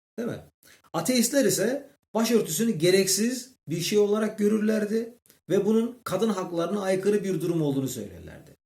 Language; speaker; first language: Turkish; early bilingual, heritage; Turkish